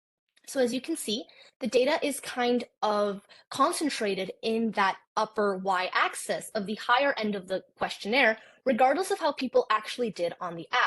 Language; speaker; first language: English; native; English